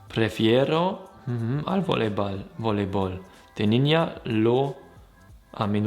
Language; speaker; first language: Spanish; non-native, learner; German